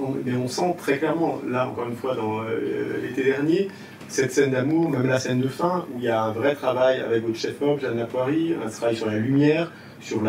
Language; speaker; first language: French; native; French